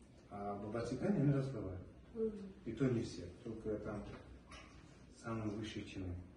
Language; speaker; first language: Russian; non-native, local second language; Uzbek